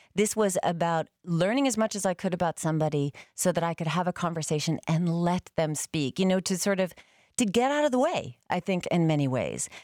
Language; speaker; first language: English; native; English